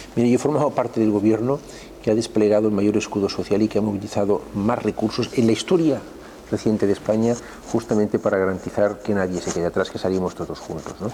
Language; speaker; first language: Spanish; non-native, local second language; Catalan